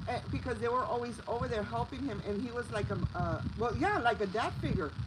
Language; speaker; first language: English; early bilingual, other home language; Spanish